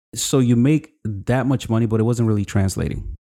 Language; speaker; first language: English; non-native, local second language; Yoruba